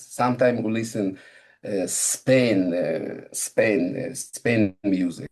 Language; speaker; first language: English; non-native, learner; Russian